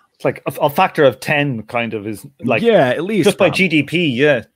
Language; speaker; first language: English; native; English